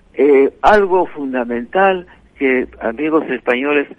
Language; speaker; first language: Spanish; native; Spanish